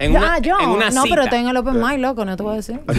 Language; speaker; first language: Spanish; native; Spanish